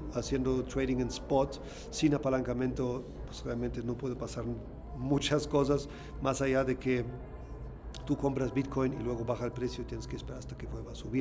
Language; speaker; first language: Spanish; non-native, fluent; German